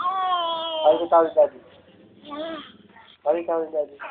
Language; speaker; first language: Filipino; native; Filipino